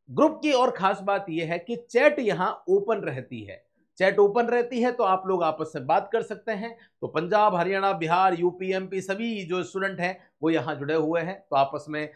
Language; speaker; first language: Hindi; native; Hindi